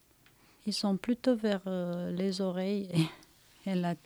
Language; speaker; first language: French; non-native, fluent; Romanian